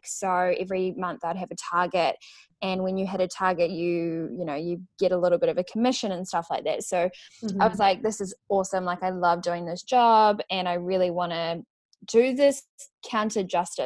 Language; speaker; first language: English; native; English